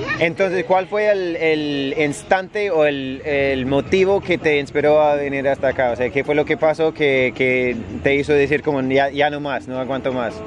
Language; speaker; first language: Spanish; non-native, fluent; English